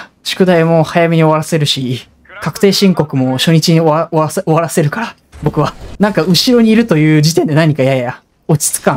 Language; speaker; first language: Japanese; native; Japanese